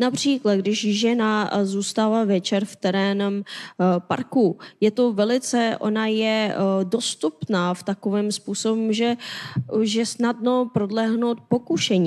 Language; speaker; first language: Czech; non-native, fluent; Korean